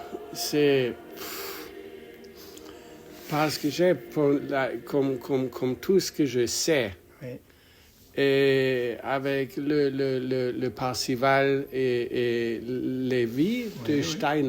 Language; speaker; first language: French; non-native, learner; English